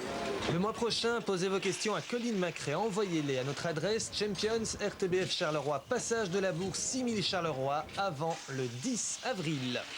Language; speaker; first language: French; native; French